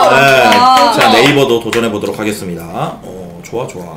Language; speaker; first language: Korean; native; Korean